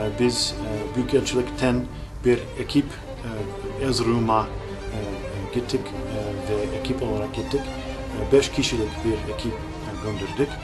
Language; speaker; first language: Turkish; non-native, learner; English